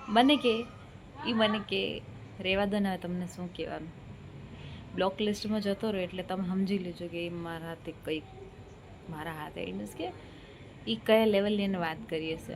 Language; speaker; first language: Gujarati; non-native, local second language; Kachhi